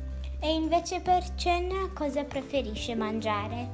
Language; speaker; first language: Italian; early bilingual, heritage; Italian